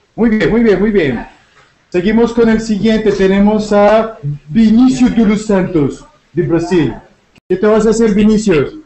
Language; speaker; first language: Spanish; native; Spanish